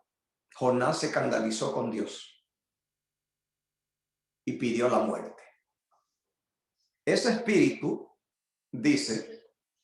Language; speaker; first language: Spanish; native; Spanish